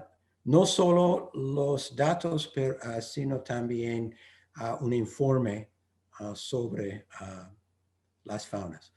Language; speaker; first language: Spanish; non-native, fluent; English